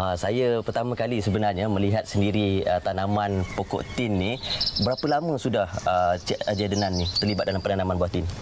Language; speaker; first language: Malay; native; Malay